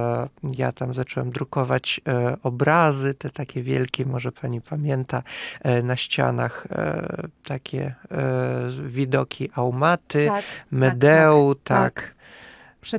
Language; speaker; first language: Polish; non-native, fluent; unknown